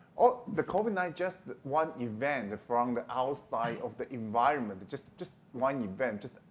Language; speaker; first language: English; non-native, learner; Chinese